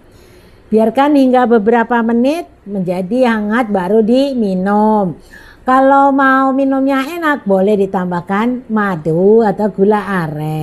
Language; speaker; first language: Indonesian; native; Indonesian